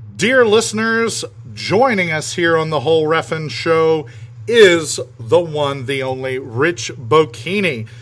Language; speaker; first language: English; native; English